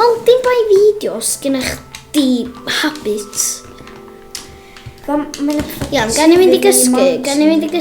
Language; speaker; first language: Welsh; native; Welsh